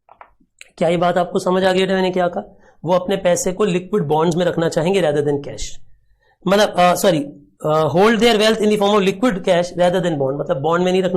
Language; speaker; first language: Hindi; native; Hindi